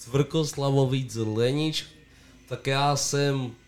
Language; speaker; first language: Czech; native; Czech